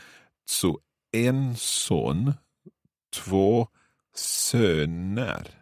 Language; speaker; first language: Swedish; non-native, learner; English